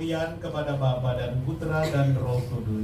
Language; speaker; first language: Indonesian; native; Indonesian